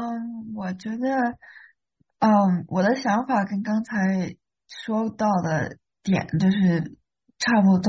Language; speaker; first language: Chinese; early bilingual, heritage; Chinese